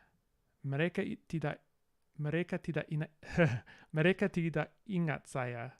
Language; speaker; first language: Indonesian; non-native, learner; English